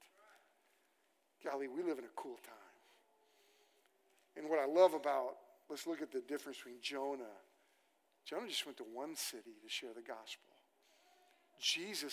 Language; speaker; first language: English; native; English